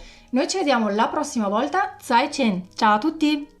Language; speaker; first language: Italian; native; Italian